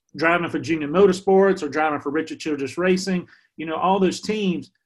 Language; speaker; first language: English; native; English